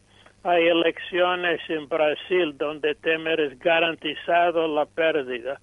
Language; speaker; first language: Spanish; non-native, fluent; English